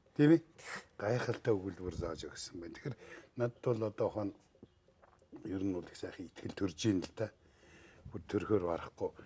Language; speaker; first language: Mongolian; native; Mongolian